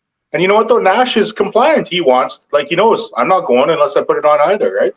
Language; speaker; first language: English; native; English